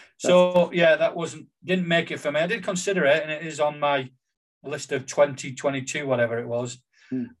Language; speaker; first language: English; native; English